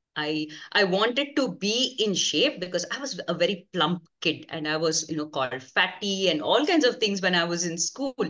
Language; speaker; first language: English; non-native, local second language; Konkani